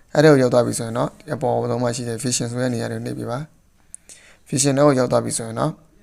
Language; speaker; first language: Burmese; native; Burmese